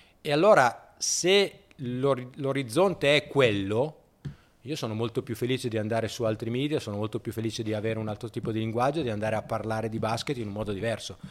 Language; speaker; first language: Italian; native; Italian